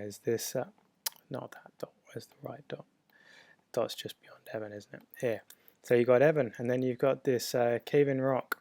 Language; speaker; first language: English; native; English